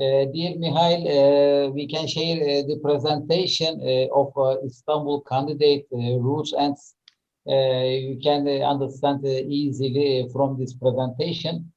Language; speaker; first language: English; non-native, learner; Turkish